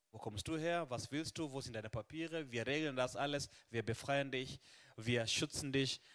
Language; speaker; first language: German; non-native, fluent; Swahili